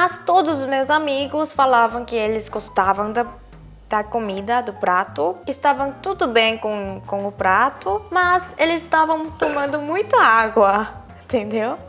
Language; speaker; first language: Portuguese; non-native, fluent; Korean